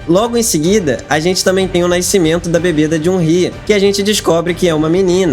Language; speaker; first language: Portuguese; native; Portuguese